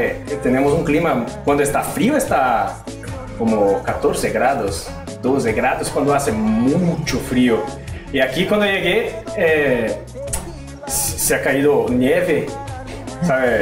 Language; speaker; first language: Spanish; non-native, learner; Portuguese